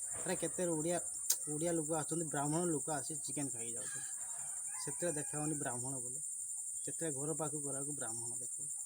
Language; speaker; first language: Odia; non-native, local second language; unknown